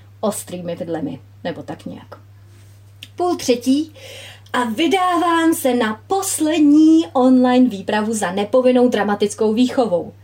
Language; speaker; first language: Czech; native; Czech